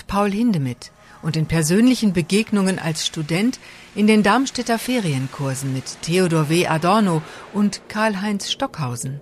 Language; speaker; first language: German; native; German